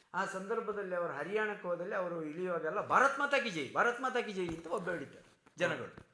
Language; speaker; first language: Kannada; native; Kannada